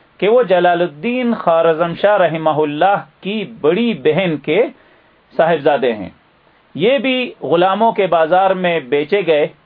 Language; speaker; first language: Urdu; native; Urdu